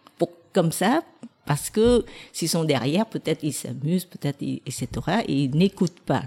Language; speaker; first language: French; non-native, fluent; Vietnamese